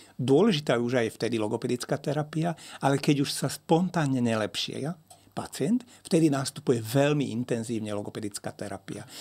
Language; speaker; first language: Slovak; non-native, local second language; Hungarian